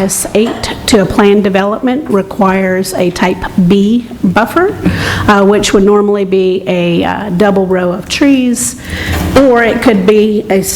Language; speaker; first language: English; native; English